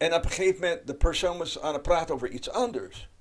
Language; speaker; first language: Dutch; non-native, fluent; English